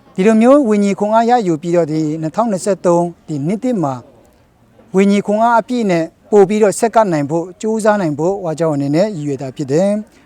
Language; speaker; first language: Burmese; non-native, local second language; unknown